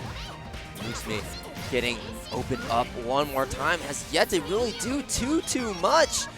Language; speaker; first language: English; native; English